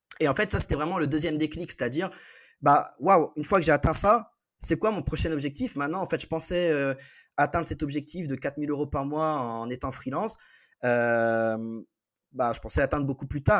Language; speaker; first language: French; native; French